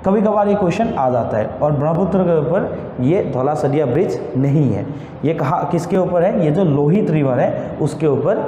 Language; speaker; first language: Hindi; non-native, local second language; Assamese